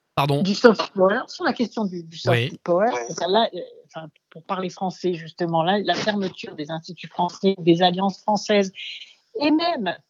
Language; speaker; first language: French; native; French